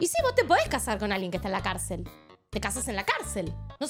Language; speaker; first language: Spanish; native; Spanish